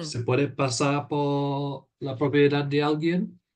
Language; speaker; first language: Spanish; non-native, fluent; English